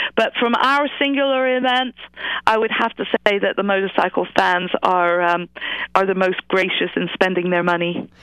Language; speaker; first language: English; native; English